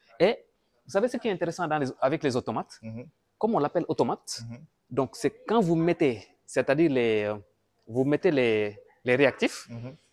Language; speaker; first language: French; non-native, local second language; Wolof